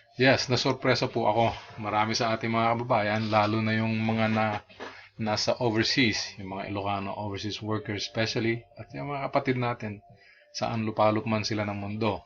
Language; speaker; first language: Filipino; non-native, local second language; Iloko